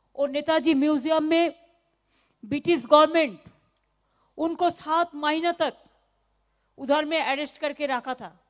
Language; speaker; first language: Hindi; non-native, local second language; Bangla